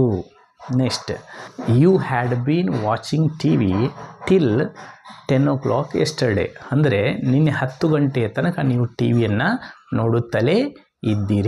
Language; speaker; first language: Kannada; native; Kannada